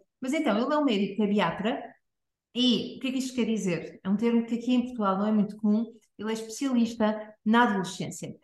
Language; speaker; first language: Portuguese; native; Portuguese